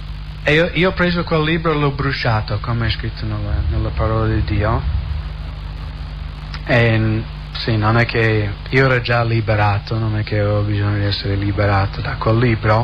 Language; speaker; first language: Italian; non-native, fluent; English